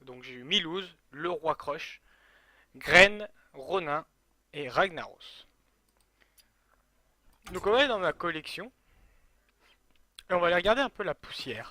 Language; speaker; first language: French; native; French